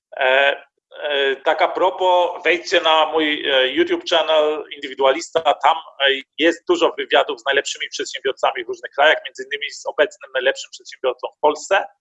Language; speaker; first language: Polish; early bilingual, heritage; Polish